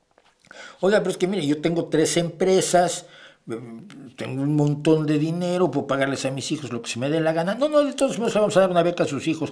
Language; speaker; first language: Spanish; native; Spanish